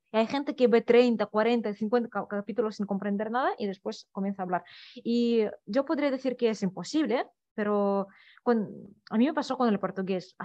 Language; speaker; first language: Spanish; non-native, fluent; Russian